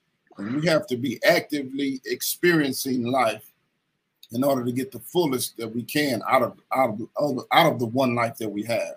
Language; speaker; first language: English; native; English